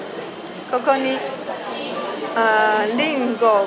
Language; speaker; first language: Japanese; non-native, learner; Chinese